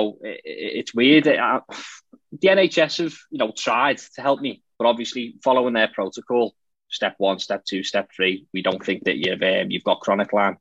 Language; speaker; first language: English; native; English